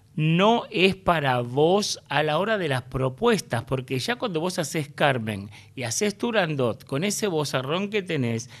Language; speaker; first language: Spanish; native; Spanish